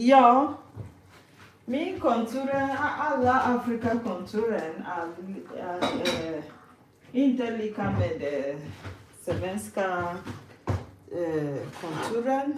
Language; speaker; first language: Swedish; non-native, learner; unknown